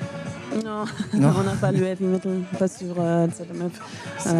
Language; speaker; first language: French; non-native, fluent; German